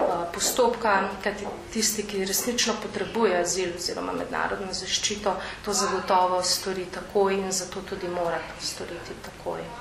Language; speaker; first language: Slovenian; native; Slovenian